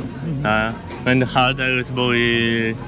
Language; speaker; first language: Norwegian; non-native, learner; Latvian